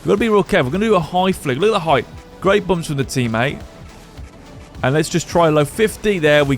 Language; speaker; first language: English; native; English